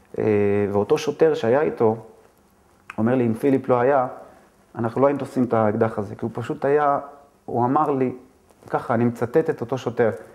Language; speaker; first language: Hebrew; native; Hebrew